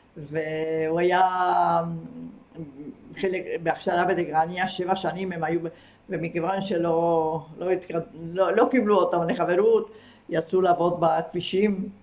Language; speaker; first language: Hebrew; non-native, fluent; Spanish